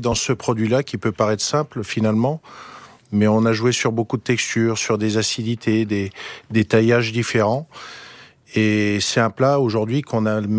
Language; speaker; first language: French; native; French